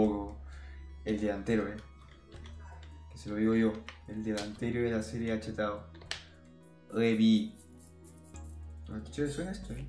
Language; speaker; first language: Spanish; native; Spanish